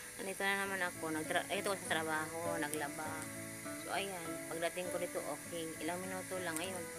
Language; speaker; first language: Filipino; non-native, local second language; Cebuano